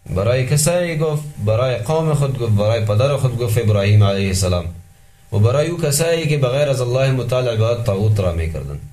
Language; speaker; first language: Persian; native; Persian